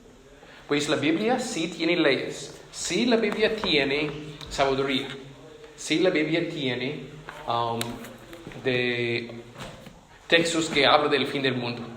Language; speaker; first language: Spanish; non-native, fluent; English